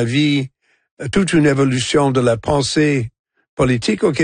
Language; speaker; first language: French; non-native, local second language; English